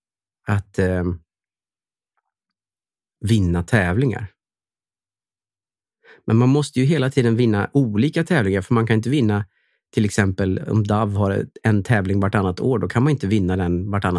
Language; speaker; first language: Swedish; native; Swedish